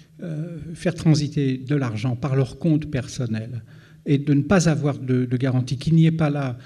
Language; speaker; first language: French; native; French